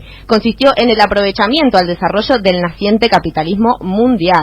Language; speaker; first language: Spanish; native; Spanish